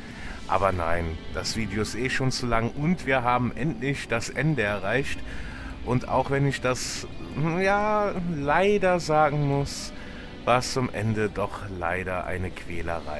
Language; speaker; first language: German; native; German